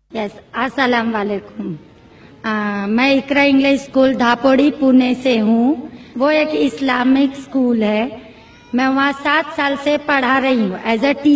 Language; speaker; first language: Hindi; non-native, local second language; Marathi